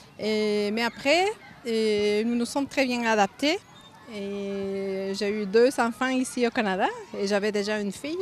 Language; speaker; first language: French; non-native, fluent; Spanish